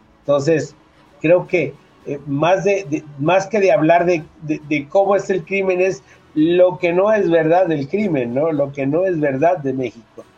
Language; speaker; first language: Spanish; native; Spanish